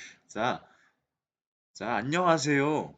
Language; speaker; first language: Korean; non-native, fluent; Mongolian